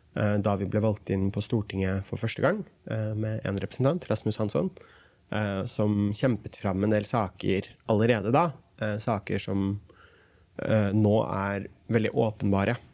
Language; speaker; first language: Norwegian; early bilingual, other home language; Kurdish